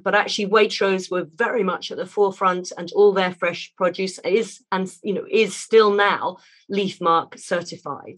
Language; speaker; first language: English; native; English